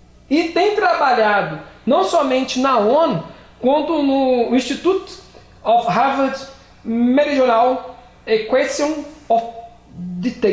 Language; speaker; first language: Portuguese; native; Portuguese